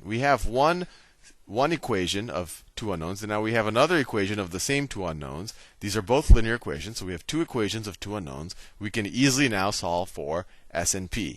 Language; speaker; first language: English; native; English